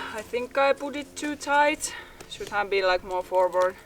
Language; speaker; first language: English; non-native, fluent; Finnish